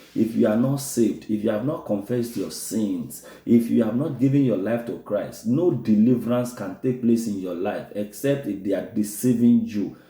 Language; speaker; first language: English; non-native, local second language; Yoruba